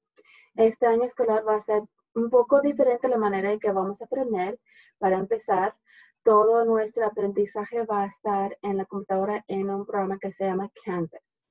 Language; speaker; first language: Spanish; early bilingual, heritage; Spanish